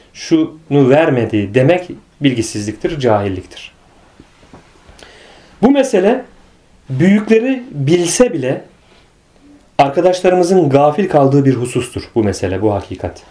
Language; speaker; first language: Turkish; native; Turkish